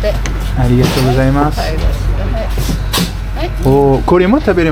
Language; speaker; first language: Japanese; non-native, learner; French